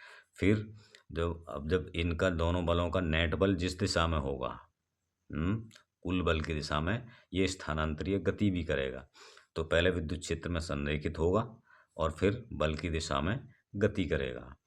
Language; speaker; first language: Hindi; native; Hindi